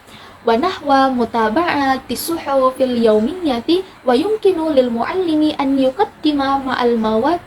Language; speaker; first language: Arabic; non-native, learner; Indonesian